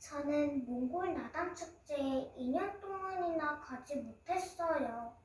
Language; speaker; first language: Korean; early bilingual, other home language; Mongolian